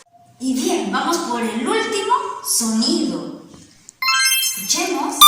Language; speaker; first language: Spanish; native; Spanish